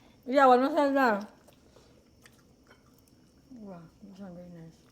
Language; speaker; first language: English; non-native, local second language; Filipino